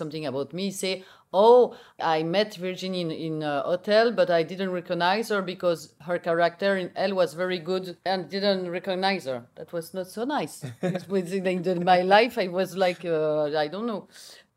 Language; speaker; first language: English; non-native, learner; French